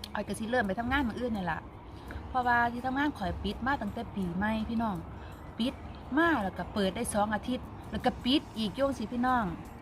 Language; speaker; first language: Thai; native; Thai